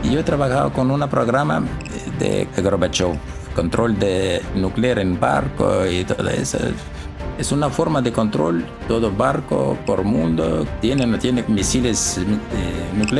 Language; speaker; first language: Spanish; non-native, learner; Russian